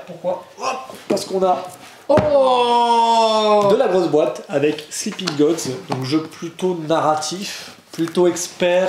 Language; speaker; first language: French; native; French